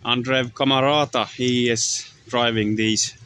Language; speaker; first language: English; non-native, learner; Swedish